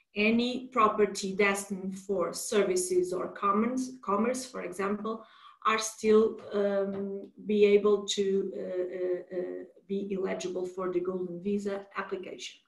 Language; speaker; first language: English; non-native, fluent; Portuguese